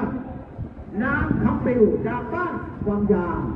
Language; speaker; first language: Thai; non-native, local second language; Lao